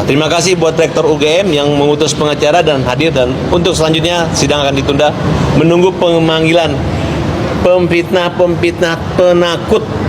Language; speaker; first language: Indonesian; native; Indonesian